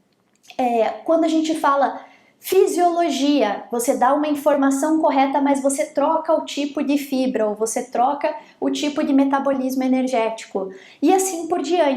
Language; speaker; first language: Portuguese; native; Portuguese